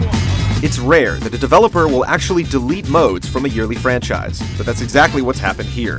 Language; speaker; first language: English; native; English